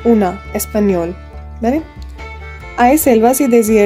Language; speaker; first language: Spanish; non-native, learner; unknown